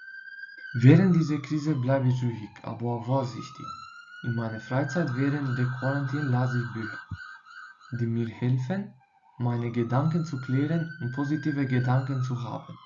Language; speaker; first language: German; non-native, fluent; Albanian